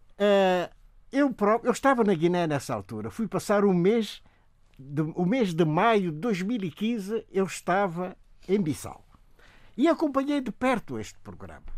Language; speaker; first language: Portuguese; non-native, local second language; Upper Guinea Crioulo